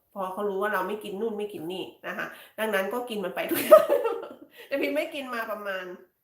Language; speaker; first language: Thai; native; Thai